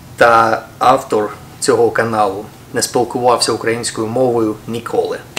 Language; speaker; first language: Ukrainian; non-native, local second language; Russian